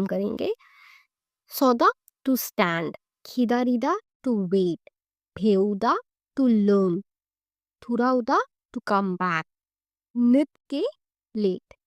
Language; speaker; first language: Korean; non-native, fluent; Hindi